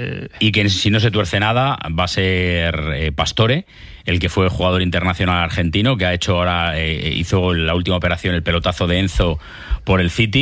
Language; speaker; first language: Spanish; native; Spanish